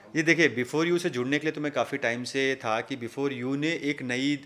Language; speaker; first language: Hindi; native; Hindi